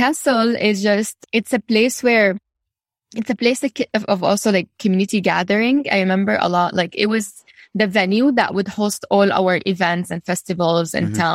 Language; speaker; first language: English; non-native, fluent; Arabic